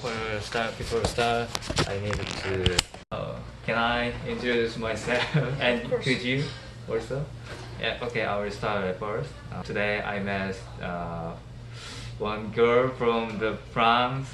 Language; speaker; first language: English; non-native, learner; Korean